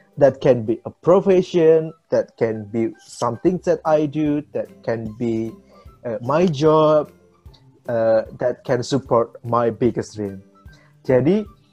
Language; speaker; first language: English; non-native, fluent; Indonesian